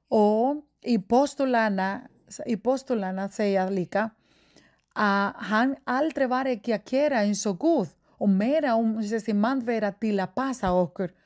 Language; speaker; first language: Icelandic; non-native, learner; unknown